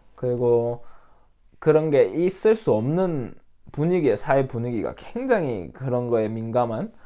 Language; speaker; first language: Korean; native; Korean